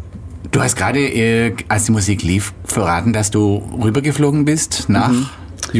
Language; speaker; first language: German; native; German